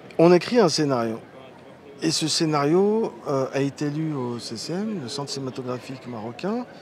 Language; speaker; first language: French; early bilingual, other home language; Riffian